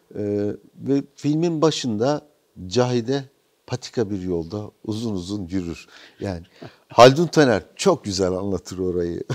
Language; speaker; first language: Turkish; native; Turkish